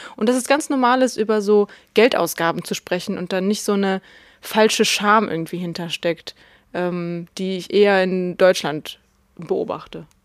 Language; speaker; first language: German; early bilingual, other home language; Russian